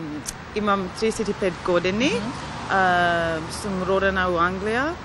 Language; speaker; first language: Macedonian; early bilingual, heritage; Macedonian